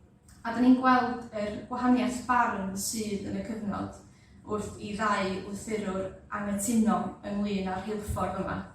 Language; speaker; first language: Welsh; native; Welsh